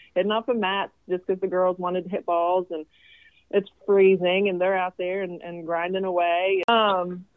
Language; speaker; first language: English; non-native, fluent; Swedish